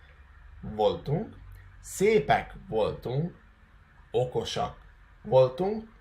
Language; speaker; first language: Hungarian; non-native, fluent; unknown